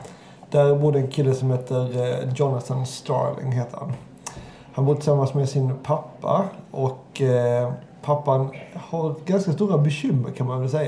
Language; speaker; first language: Swedish; native; Swedish